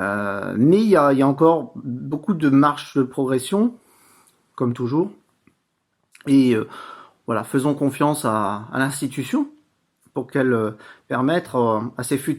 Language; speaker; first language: French; native; French